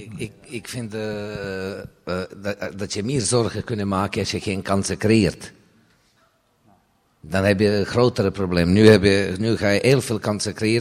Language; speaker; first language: Dutch; non-native, fluent; Serbian